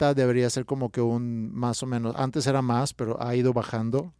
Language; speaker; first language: Spanish; non-native, fluent; Swedish